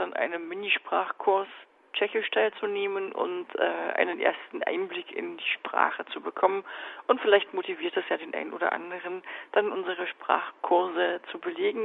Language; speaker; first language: German; native; German